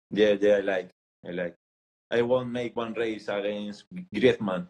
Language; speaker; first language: English; non-native, learner; Spanish